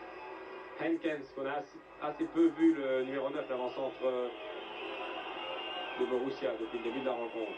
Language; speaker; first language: French; native; French